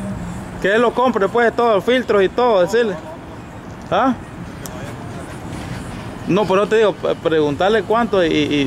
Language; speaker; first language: Spanish; native; Spanish